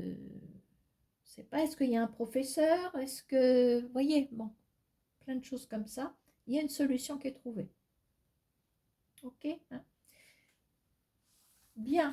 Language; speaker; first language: French; native; French